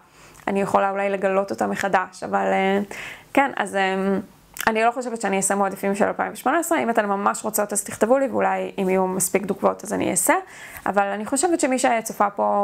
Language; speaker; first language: Hebrew; native; Hebrew